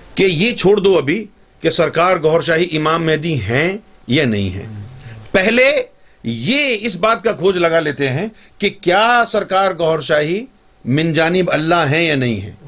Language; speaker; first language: Urdu; native; Urdu